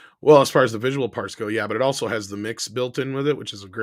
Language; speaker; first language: English; native; English